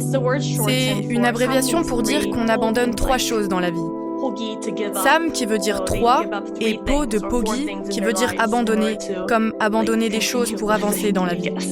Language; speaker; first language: French; non-native, fluent; Korean